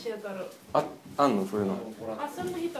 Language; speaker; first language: Japanese; non-native, learner; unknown